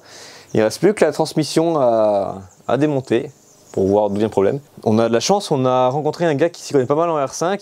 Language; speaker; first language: French; native; French